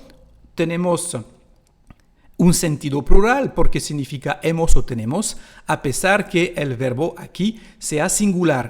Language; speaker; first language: Spanish; non-native, fluent; French